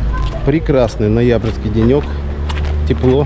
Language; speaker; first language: Russian; native; Russian